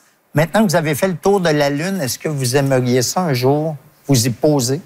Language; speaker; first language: French; native; French